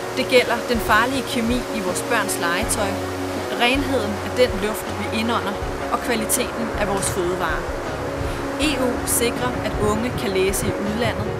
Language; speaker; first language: Danish; early bilingual, other home language; Persian